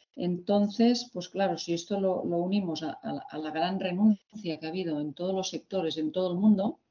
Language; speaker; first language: Spanish; native; Spanish